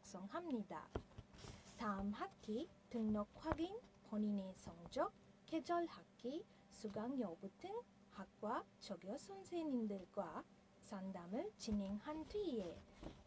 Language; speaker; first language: Korean; non-native, fluent; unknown